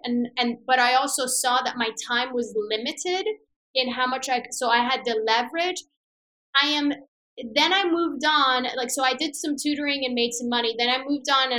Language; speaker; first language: English; non-native, fluent; Persian